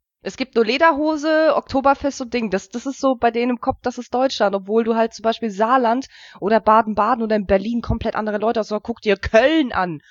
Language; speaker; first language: German; early bilingual, other home language; Russian